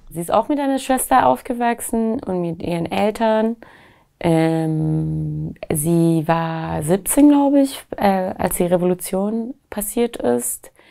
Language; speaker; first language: German; non-native, fluent; Persian